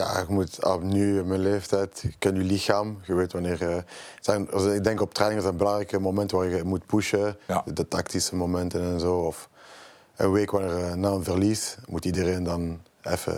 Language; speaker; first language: Dutch; non-native, local second language; French